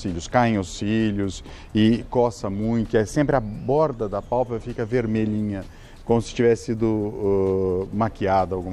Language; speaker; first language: Portuguese; native; Portuguese